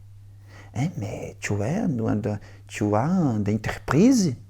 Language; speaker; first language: French; non-native, learner; Portuguese